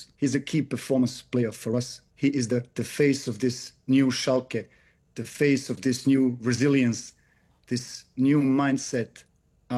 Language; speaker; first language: English; non-native, fluent; German